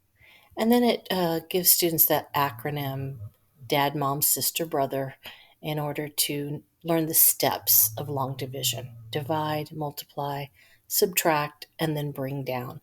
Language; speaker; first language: English; native; English